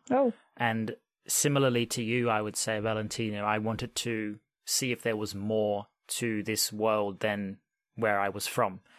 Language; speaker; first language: English; native; English